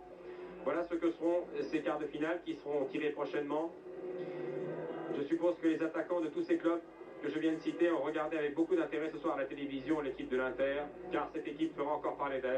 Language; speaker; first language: French; native; French